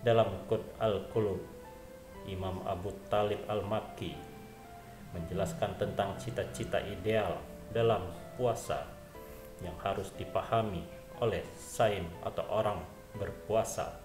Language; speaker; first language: Indonesian; native; Indonesian